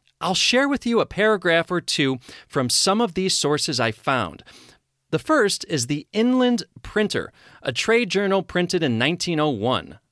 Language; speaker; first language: English; native; English